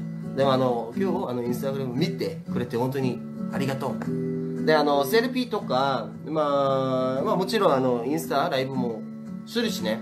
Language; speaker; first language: Japanese; non-native, fluent; Korean